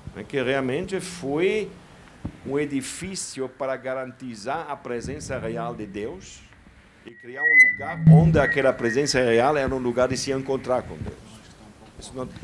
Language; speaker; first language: Portuguese; non-native, fluent; German